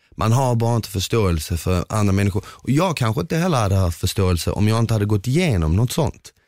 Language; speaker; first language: Swedish; early bilingual, other home language; Bosnian